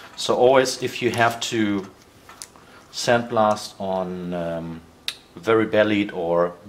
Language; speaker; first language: English; non-native, fluent; German